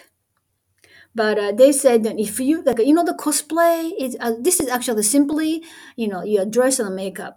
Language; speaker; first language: English; non-native, fluent; Japanese